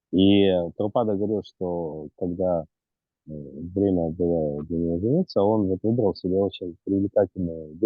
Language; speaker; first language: Russian; native; Russian